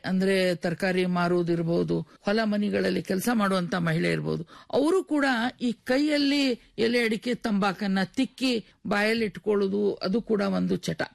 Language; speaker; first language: Kannada; native; Kannada